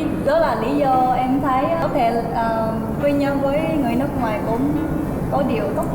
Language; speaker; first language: Vietnamese; non-native, fluent; Japanese